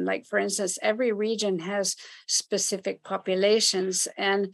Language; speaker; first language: English; non-native, fluent; Spanish